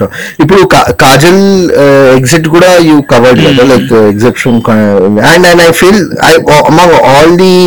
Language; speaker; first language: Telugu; native; Telugu